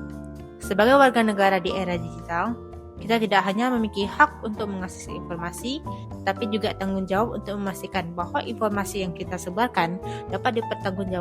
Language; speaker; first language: Indonesian; native; Indonesian